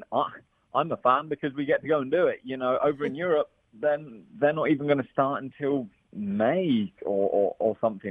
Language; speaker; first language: English; native; English